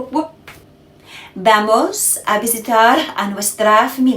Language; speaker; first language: Spanish; non-native, learner; English